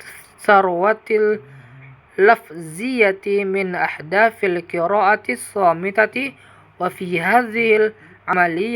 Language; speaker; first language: Arabic; non-native, learner; Indonesian